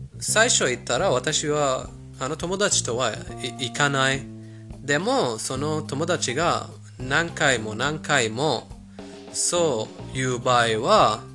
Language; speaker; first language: Japanese; non-native, fluent; Persian